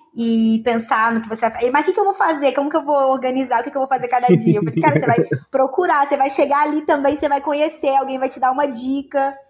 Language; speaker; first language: Portuguese; native; Portuguese